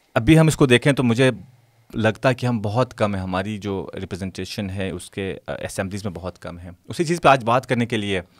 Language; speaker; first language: Urdu; non-native, local second language; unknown